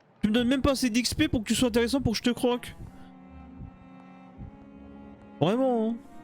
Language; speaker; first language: French; native; French